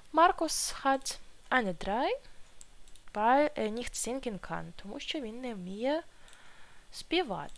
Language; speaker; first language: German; non-native, fluent; Ukrainian